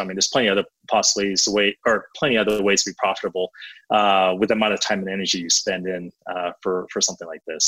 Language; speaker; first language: English; native; English